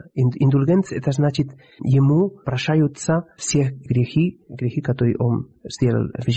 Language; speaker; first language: Russian; non-native, fluent; Spanish